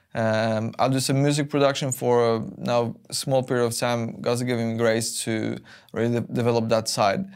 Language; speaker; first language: English; non-native, fluent; Polish